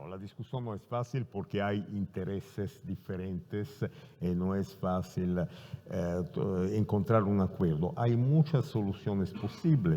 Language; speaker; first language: Spanish; non-native, fluent; Italian